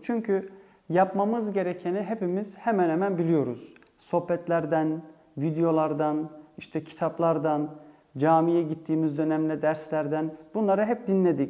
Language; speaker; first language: Turkish; early bilingual, heritage; Turkish